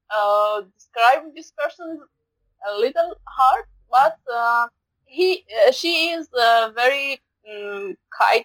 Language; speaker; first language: English; non-native, learner; Persian